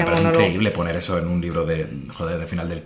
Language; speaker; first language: Spanish; native; Spanish